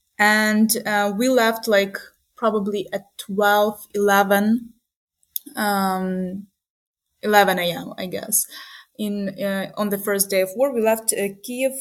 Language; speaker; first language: English; non-native, fluent; Ukrainian